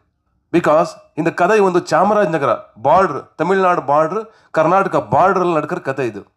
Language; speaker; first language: Tamil; non-native, learner; Kannada